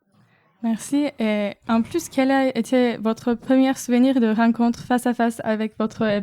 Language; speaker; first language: French; non-native, fluent; Turkish